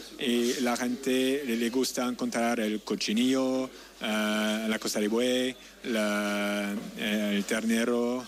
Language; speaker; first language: Spanish; non-native, learner; French